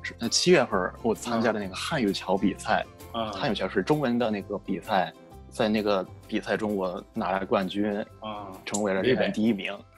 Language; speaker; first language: Chinese; non-native, fluent; Japanese